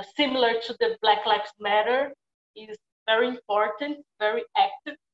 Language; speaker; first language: English; non-native, fluent; Portuguese